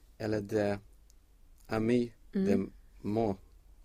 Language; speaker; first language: French; non-native, learner; Swedish